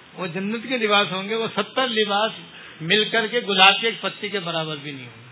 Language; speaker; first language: Urdu; native; Urdu